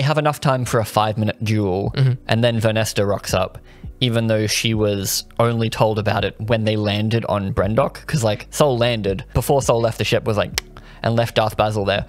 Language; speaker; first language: English; native; English